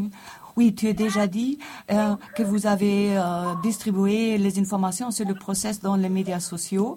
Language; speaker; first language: French; non-native, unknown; German